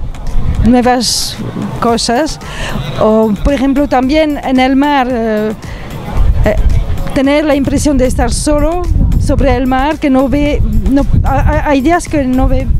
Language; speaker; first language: Spanish; non-native, learner; French